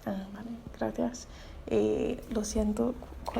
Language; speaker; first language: Spanish; non-native, learner; English